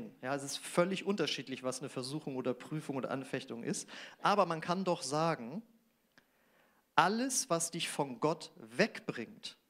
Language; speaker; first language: German; native; German